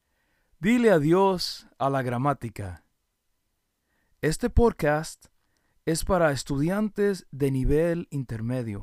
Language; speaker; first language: Spanish; early bilingual, heritage; Spanish